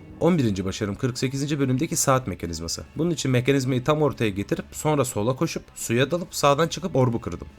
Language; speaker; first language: Turkish; native; Turkish